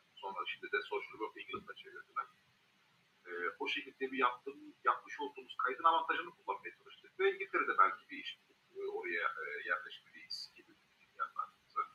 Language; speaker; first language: Turkish; native; Turkish